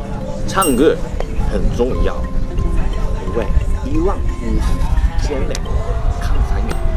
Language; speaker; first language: Chinese; non-native, learner; Japanese